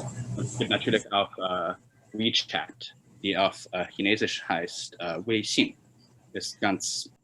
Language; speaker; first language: German; non-native, fluent; Chinese